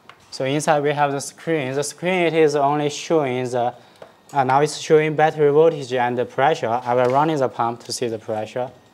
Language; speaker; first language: English; non-native, fluent; Chinese